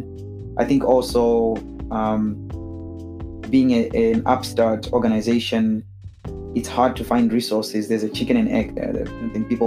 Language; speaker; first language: English; non-native, local second language; Shona